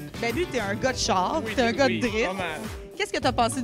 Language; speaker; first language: French; native; French